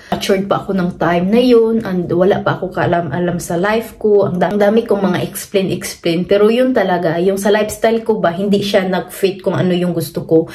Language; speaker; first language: Filipino; non-native, local second language; Cebuano